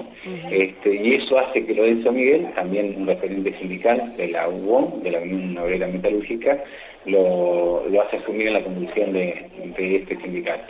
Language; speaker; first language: Spanish; native; Spanish